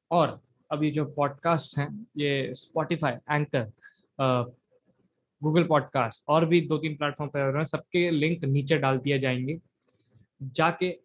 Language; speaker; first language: Hindi; native; Hindi